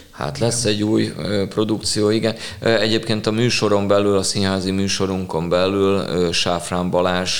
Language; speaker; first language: Hungarian; native; Hungarian